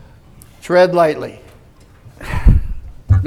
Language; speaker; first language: English; native; English